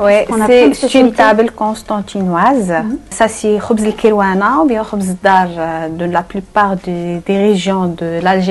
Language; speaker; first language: French; non-native, local second language; Arabic